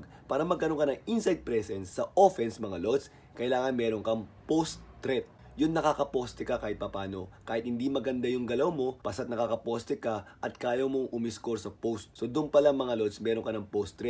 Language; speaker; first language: Filipino; native; Filipino